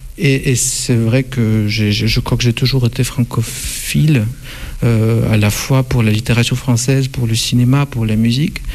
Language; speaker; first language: French; non-native, fluent; Russian